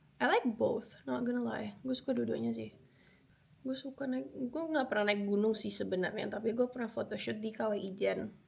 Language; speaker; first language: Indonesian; early bilingual, other home language; Spanish